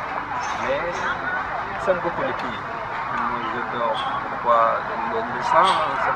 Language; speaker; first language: French; non-native, learner; Wolof